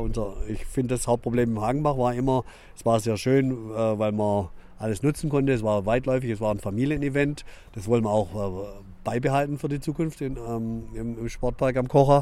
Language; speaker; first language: German; native; German